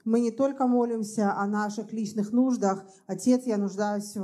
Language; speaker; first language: Russian; native; Russian